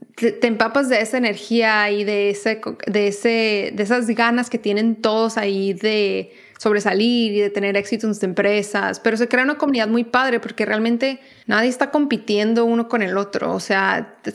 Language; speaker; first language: Spanish; native; Spanish